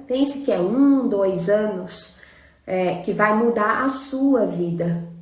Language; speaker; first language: Portuguese; native; Portuguese